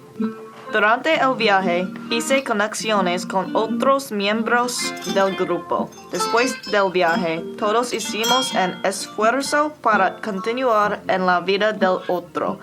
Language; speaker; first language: Spanish; non-native, learner; English